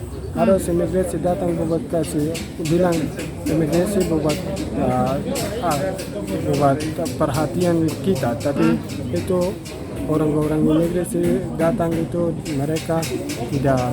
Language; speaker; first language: Indonesian; non-native, learner; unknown